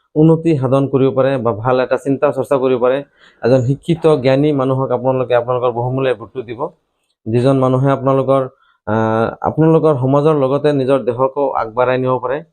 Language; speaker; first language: Assamese; non-native, local second language; Bangla